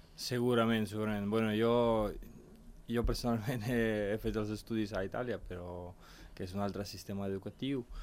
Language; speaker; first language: Catalan; non-native, fluent; Ukrainian